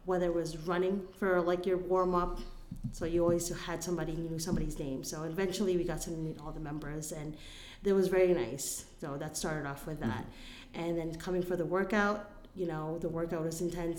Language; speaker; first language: English; non-native, local second language; Filipino